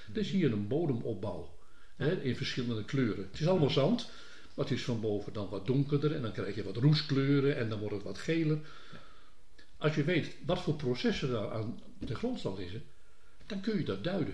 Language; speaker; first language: Dutch; native; Dutch